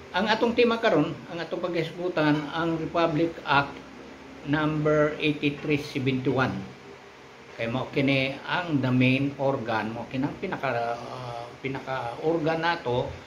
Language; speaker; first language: Cebuano; non-native, local second language; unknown